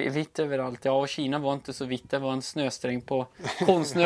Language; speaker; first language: Swedish; native; Swedish